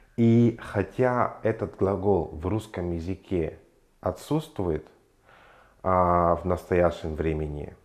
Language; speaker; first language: Russian; non-native, fluent; Spanish